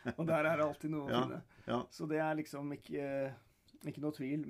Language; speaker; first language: Norwegian; native; Norwegian